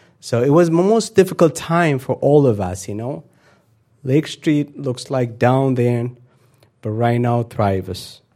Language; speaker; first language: English; non-native, fluent; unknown